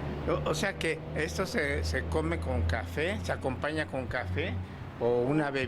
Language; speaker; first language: Spanish; native; Spanish